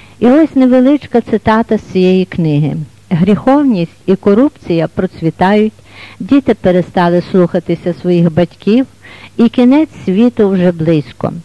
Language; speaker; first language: Ukrainian; native; Ukrainian